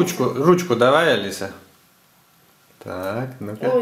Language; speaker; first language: Russian; native; Russian